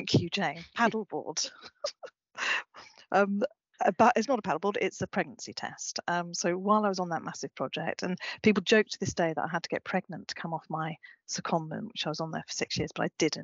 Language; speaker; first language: English; native; English